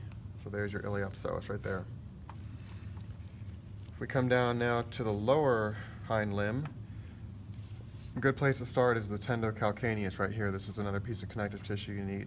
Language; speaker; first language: English; native; English